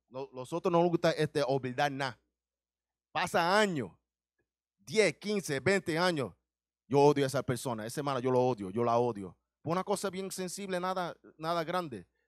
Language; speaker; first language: Spanish; early bilingual, heritage; Spanish